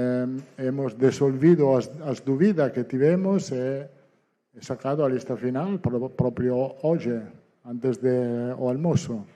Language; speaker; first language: Portuguese; non-native, learner; Italian